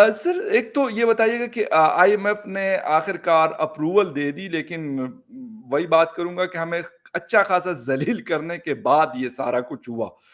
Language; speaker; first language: Urdu; non-native, local second language; Pashto